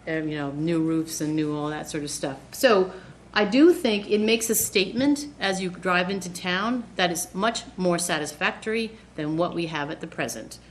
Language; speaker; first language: English; native; English